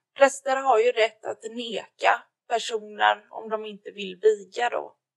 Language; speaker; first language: Swedish; native; Swedish